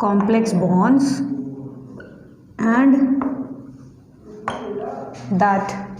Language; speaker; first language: English; non-native, local second language; Hindi